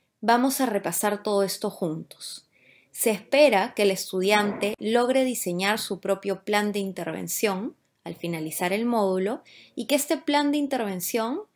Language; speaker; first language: Spanish; native; Spanish